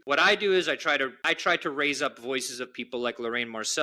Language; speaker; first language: English; native; English